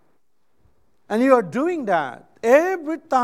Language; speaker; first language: English; non-native, local second language; Cebuano